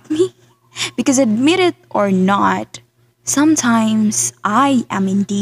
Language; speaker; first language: English; non-native, local second language; Cebuano